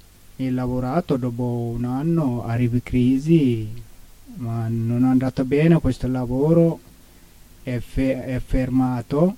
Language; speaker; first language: Italian; non-native, learner; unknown